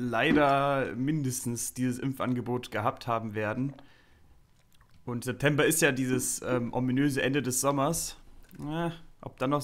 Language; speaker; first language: German; native; German